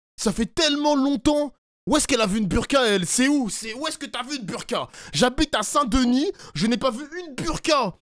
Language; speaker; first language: French; native; French